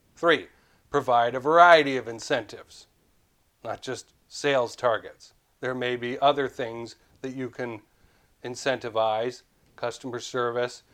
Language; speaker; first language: English; native; English